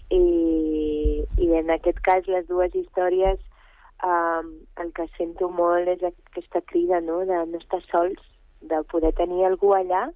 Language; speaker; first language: Catalan; early bilingual, other home language; Bulgarian